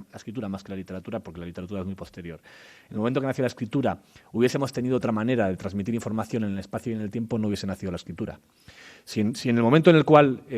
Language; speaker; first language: Spanish; native; Spanish